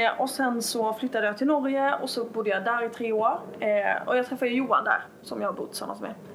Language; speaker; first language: Swedish; native; Swedish